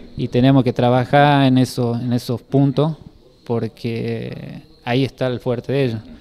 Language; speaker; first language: Spanish; native; Spanish